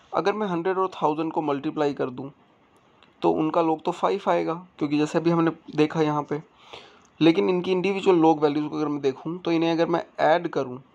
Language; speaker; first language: Hindi; native; Hindi